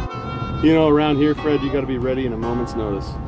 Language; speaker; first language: English; native; English